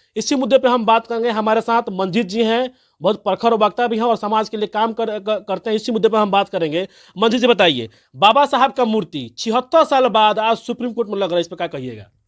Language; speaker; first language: Hindi; native; Hindi